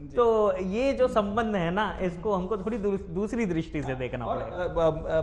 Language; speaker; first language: Hindi; native; Hindi